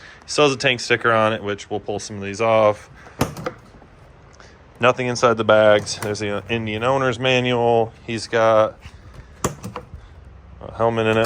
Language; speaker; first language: English; native; English